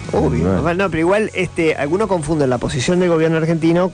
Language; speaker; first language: Spanish; native; Spanish